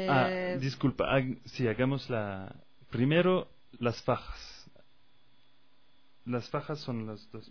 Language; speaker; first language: Spanish; non-native, fluent; French